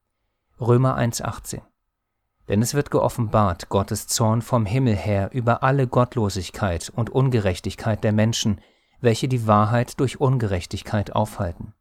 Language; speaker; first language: German; native; German